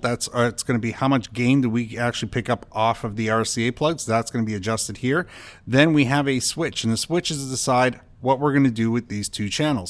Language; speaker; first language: English; native; English